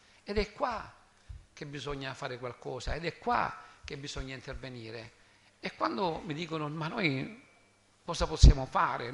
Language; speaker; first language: Italian; native; Italian